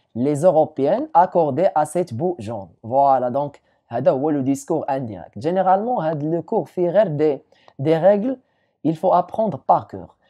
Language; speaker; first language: French; non-native, local second language; Arabic